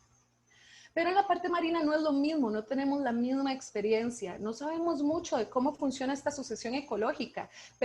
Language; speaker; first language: Spanish; native; Spanish